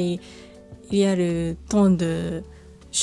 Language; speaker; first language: French; non-native, learner; Japanese